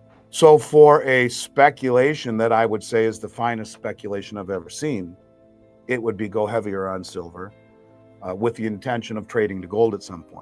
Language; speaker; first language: English; native; English